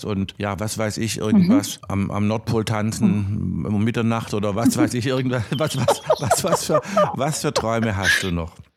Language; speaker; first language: German; native; German